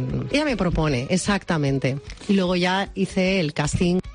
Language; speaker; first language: Spanish; native; Spanish